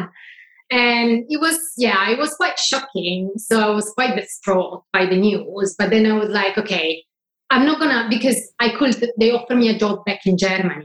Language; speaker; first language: English; non-native, fluent; Italian